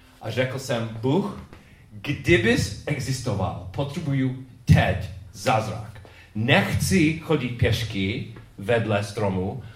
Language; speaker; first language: Czech; non-native, fluent; English